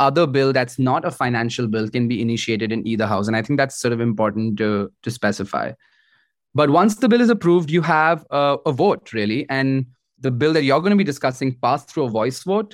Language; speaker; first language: English; non-native, local second language; Hindi